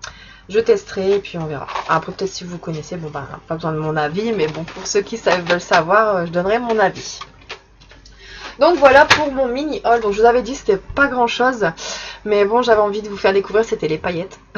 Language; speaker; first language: French; native; French